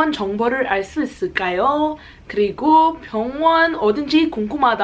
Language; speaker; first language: Korean; early bilingual, heritage; Korean